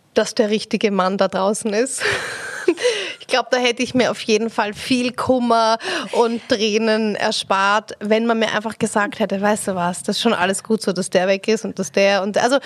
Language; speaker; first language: German; native; German